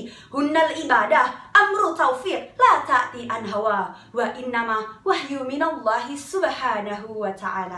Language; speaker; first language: Arabic; non-native, learner; Indonesian